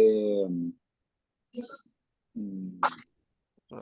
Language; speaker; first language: English; non-native, learner; Spanish